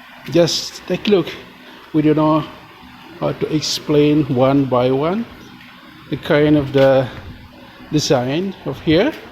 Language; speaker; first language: English; non-native, learner; Indonesian